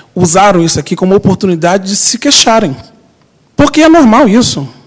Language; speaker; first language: Portuguese; native; Portuguese